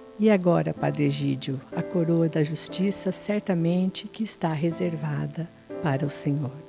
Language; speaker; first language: Portuguese; native; Portuguese